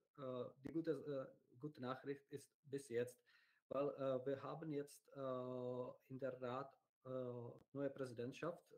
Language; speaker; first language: German; non-native, learner; Czech